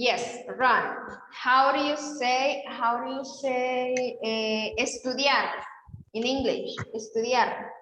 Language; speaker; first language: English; non-native, fluent; Spanish